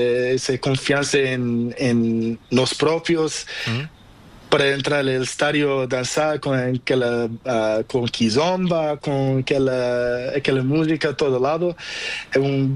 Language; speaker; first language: Spanish; non-native, learner; Portuguese